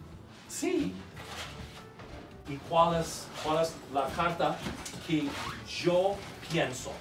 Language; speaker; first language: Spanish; non-native, learner; English